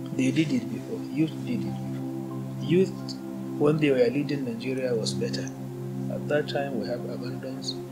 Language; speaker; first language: English; non-native, local second language; Hausa